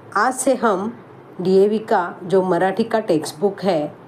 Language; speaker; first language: Hindi; non-native, local second language; Marathi